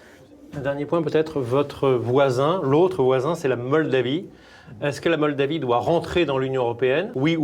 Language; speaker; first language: French; native; French